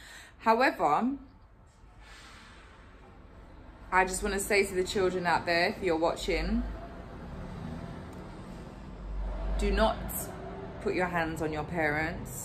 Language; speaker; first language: English; native; English